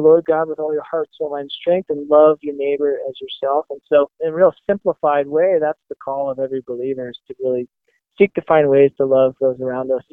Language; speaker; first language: English; native; English